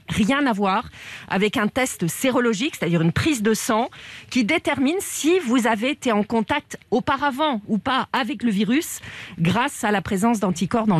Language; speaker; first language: French; native; French